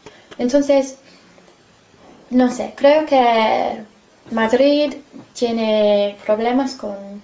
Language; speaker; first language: Spanish; non-native, fluent; English